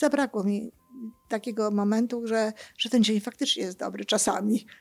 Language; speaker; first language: Polish; native; Polish